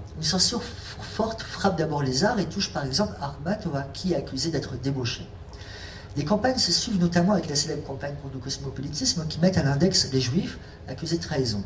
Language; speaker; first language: French; native; French